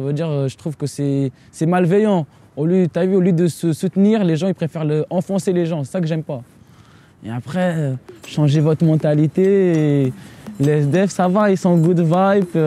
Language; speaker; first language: French; early bilingual, other home language; Portuguese